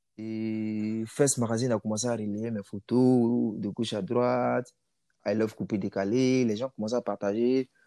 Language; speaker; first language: French; non-native, local second language; Mossi